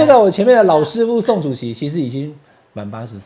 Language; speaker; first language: Chinese; native; Chinese